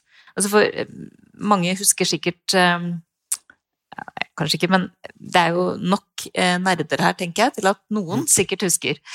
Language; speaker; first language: Norwegian; native; Norwegian